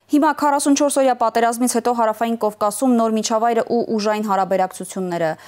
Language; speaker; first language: Armenian; native; Armenian